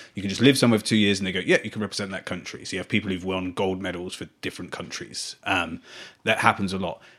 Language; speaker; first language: English; native; English